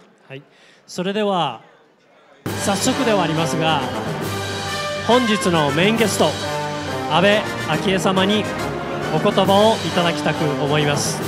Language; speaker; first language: Japanese; native; Japanese